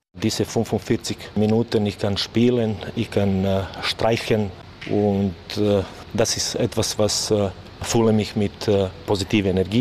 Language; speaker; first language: German; non-native, learner; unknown